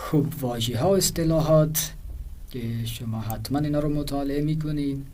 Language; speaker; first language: Persian; non-native, fluent; Urdu